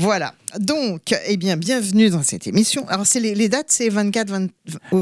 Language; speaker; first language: French; native; French